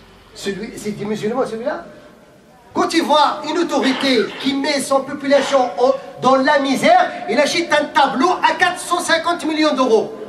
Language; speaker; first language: French; non-native, fluent; Arabic